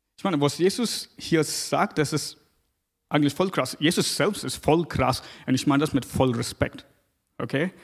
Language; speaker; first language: German; non-native, fluent; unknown